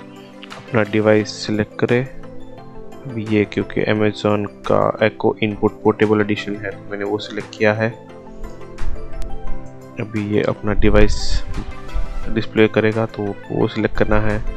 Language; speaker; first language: Hindi; native; Hindi